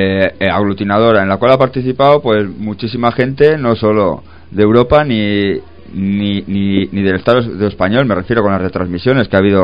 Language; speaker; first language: Spanish; native; Spanish